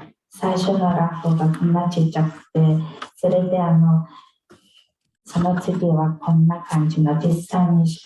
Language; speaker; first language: Japanese; non-native, fluent; Mongolian